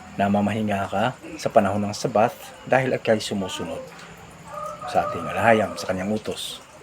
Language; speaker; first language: Filipino; non-native, local second language; Cebuano